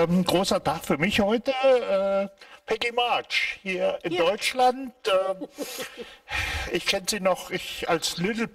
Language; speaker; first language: German; native; German